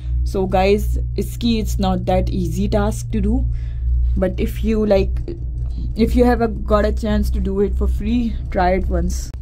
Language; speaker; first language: English; non-native, local second language; Hindi